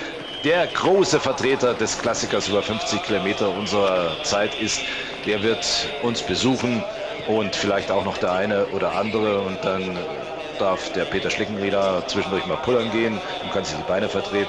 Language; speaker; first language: German; native; German